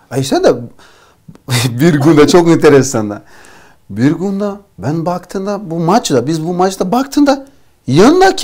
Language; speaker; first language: Turkish; non-native, learner; Portuguese